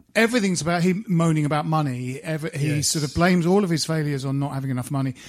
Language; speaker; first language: English; native; English